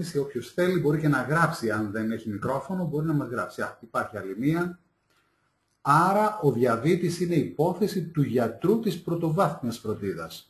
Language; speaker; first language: Greek; native; Greek